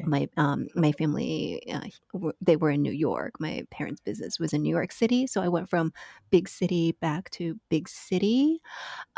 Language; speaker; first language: English; non-native, fluent; Chinese